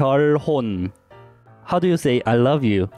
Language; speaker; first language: English; non-native, fluent; Korean